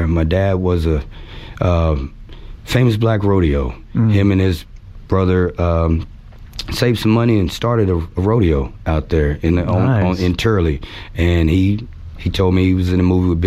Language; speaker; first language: English; native; English